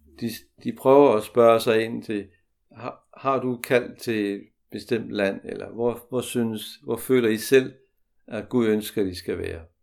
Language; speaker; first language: Danish; native; Danish